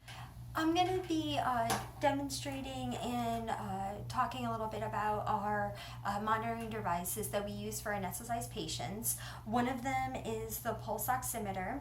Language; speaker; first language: English; native; English